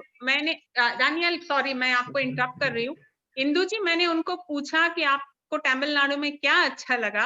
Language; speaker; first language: Hindi; non-native, local second language; Tamil